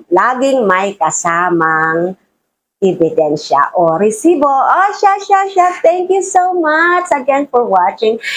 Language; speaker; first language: Filipino; native; Filipino